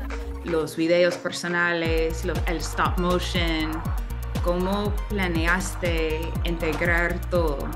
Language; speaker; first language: Spanish; non-native, fluent; English